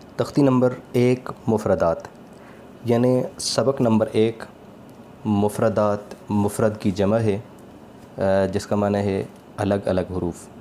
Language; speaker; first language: Urdu; non-native, local second language; Sindhi